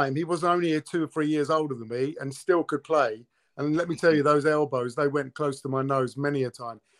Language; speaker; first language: English; early bilingual, other home language; Italian